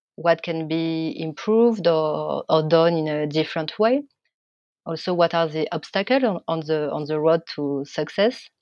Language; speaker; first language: English; non-native, fluent; French